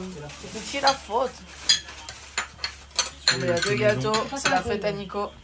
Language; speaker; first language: French; native; French